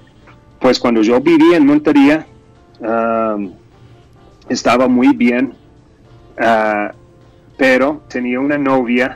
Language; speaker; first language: Spanish; non-native, fluent; English